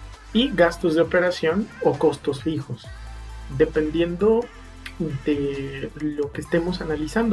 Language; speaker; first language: Spanish; native; Spanish